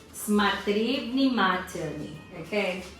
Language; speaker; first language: Russian; non-native, learner; Filipino